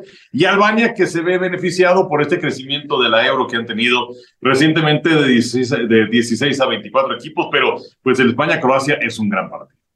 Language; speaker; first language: Spanish; native; Spanish